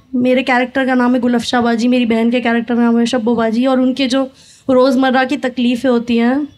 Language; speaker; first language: Hindi; native; Hindi